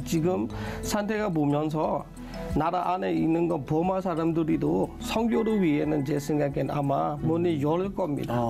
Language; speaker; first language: Korean; non-native, learner; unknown